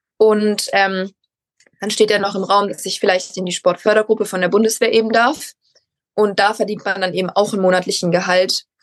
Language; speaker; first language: German; native; German